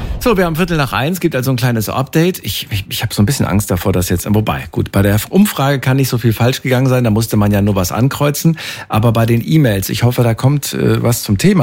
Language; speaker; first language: German; native; German